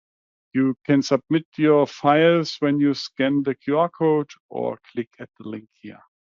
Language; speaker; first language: English; non-native, fluent; German